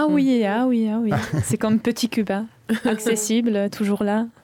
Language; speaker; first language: French; early bilingual, other home language; Spanish